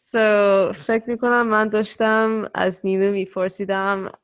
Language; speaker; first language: Persian; early bilingual, other home language; English